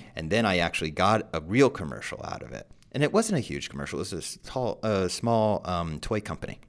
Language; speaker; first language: English; native; English